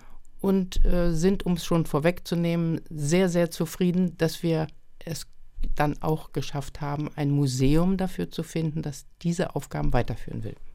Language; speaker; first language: German; native; German